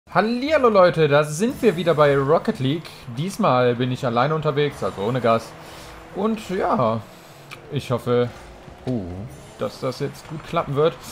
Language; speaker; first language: German; native; German